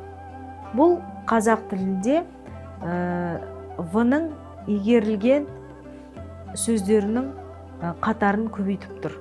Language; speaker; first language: Kazakh; native; Kazakh